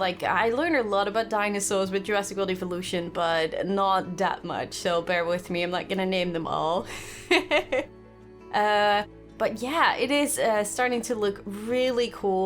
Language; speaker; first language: English; non-native, fluent; Dutch